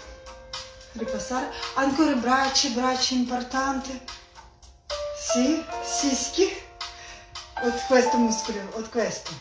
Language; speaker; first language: Italian; non-native, learner; Russian